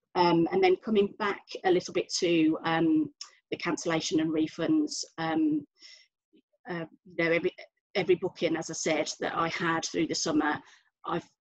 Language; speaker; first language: English; native; English